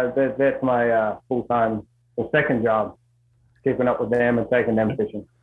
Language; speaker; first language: English; native; English